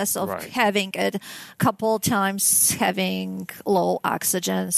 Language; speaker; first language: English; non-native, fluent; Russian